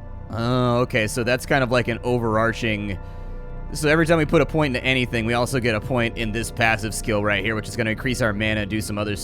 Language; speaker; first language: English; native; English